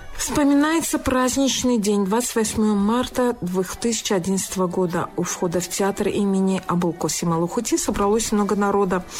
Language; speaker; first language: Russian; non-native, local second language; Tajik